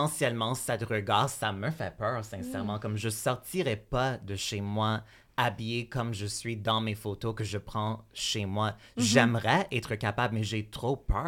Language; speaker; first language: French; native; French